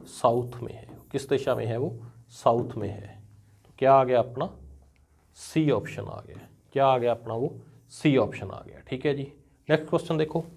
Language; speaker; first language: Hindi; non-native, local second language; Punjabi